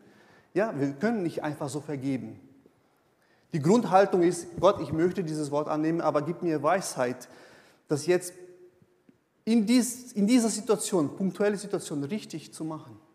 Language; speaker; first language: German; non-native, fluent; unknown